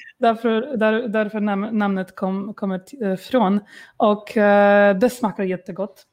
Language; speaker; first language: Swedish; non-native, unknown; Polish